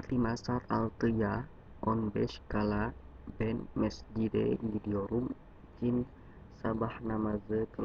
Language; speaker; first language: Turkish; non-native, learner; Indonesian